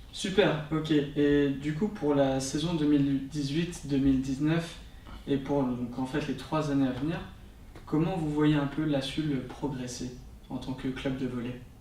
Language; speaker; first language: French; native; French